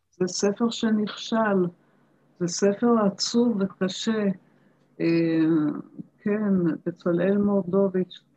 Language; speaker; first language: Hebrew; early bilingual, other home language; German